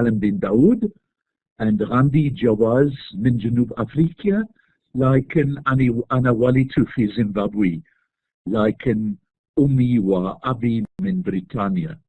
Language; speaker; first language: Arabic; non-native, learner; English